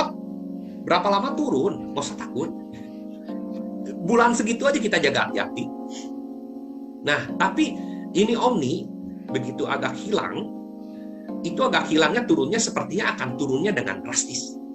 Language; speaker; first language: Indonesian; native; Indonesian